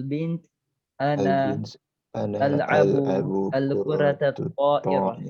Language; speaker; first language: Arabic; non-native, learner; Indonesian